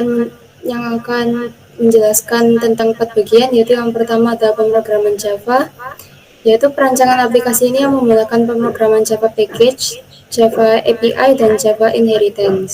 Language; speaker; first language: Indonesian; native; Indonesian